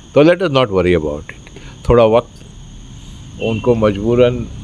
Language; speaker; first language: Hindi; native; Hindi